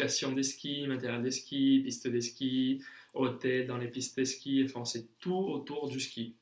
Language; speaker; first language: French; non-native, fluent; Spanish